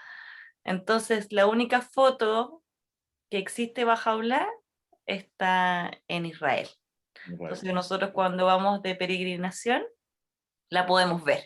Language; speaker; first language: Spanish; native; Spanish